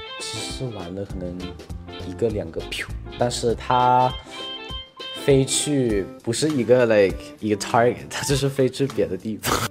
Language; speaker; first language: Chinese; non-native, fluent; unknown